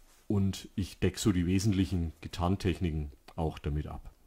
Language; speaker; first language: German; native; German